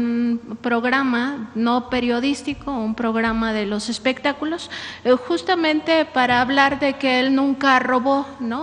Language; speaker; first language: Spanish; native; Spanish